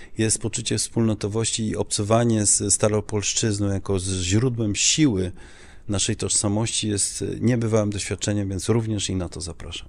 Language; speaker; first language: Polish; early bilingual, heritage; Polish